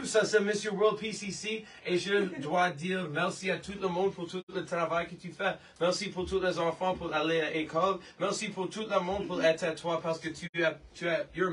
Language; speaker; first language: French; non-native, learner; English